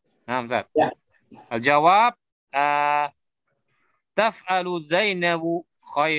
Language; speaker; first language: Indonesian; native; Indonesian